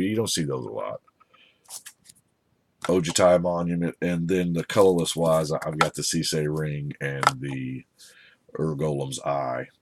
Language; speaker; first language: English; native; English